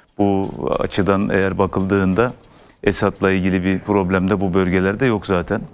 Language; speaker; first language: Turkish; native; Turkish